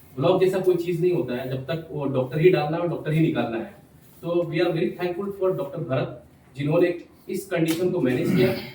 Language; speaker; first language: Hindi; non-native, local second language; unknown